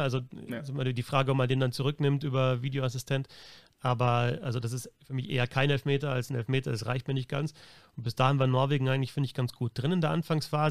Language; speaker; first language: German; native; German